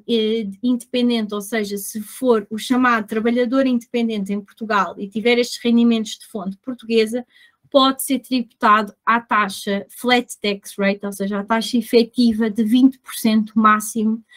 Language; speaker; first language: Portuguese; native; Portuguese